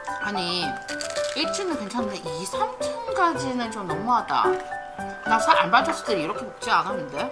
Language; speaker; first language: Korean; non-native, fluent; Chinese